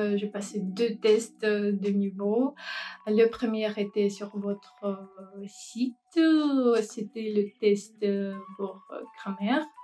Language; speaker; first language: French; non-native, learner; Russian